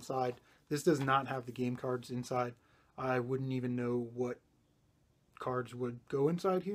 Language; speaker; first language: English; native; English